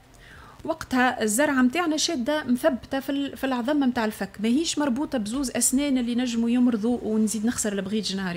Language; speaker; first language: Arabic; native; Arabic